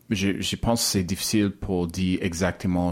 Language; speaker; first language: French; non-native, learner; English